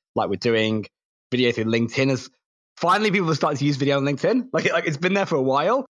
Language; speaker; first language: English; native; English